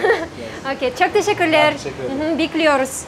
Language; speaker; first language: Turkish; non-native, learner; Kazakh